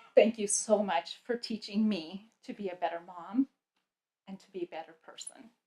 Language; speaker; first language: English; early bilingual, other home language; Punjabi